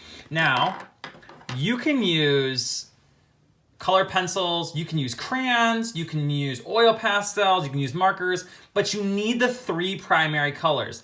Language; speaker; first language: English; native; English